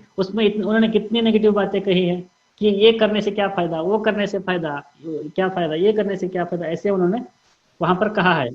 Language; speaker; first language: Hindi; non-native, local second language; Kannada